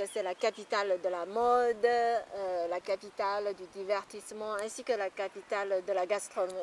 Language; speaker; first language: French; non-native, fluent; Chinese